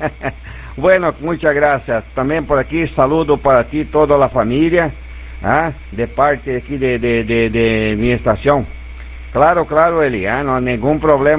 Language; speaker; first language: Spanish; non-native, learner; Portuguese